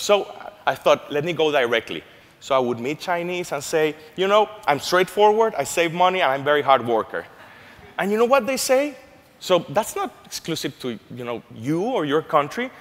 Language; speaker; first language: English; non-native, fluent; Spanish